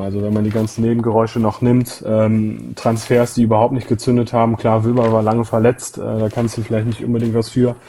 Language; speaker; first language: German; native; German